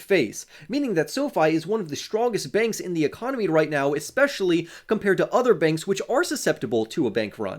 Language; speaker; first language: English; native; English